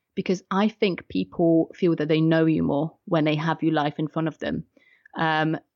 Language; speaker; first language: English; non-native, fluent; Polish